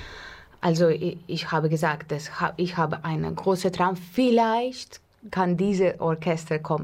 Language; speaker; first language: German; non-native, fluent; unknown